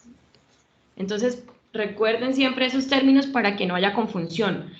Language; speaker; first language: Spanish; native; Spanish